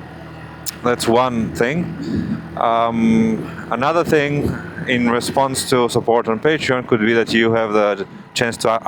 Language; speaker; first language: English; non-native, fluent; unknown